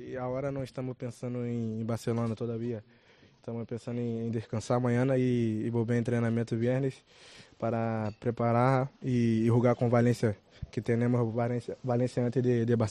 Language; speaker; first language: Spanish; non-native, local second language; Portuguese